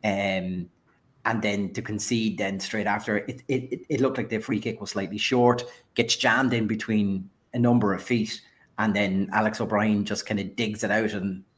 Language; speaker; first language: English; native; English